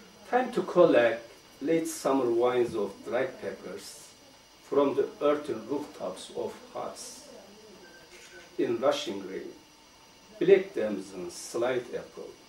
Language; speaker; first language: English; non-native, fluent; Turkish